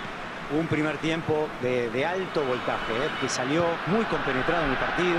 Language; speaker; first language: Spanish; native; Spanish